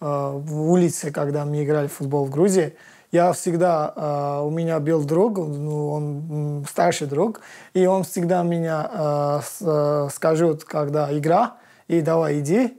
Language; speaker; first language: Russian; non-native, learner; Georgian